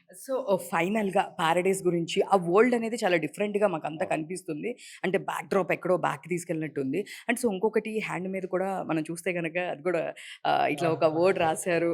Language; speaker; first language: Telugu; native; Telugu